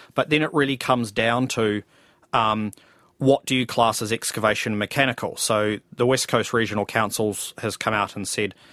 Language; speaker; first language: English; native; English